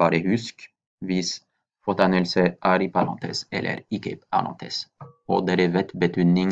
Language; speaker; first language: Norwegian; non-native, fluent; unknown